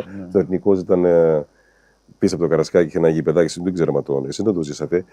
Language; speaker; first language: Greek; non-native, learner; Kabuverdianu